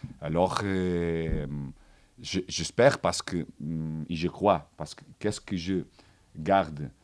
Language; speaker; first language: French; non-native, learner; Portuguese